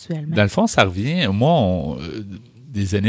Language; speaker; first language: French; native; French